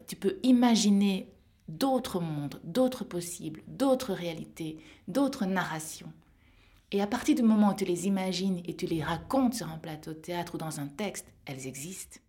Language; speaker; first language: French; native; French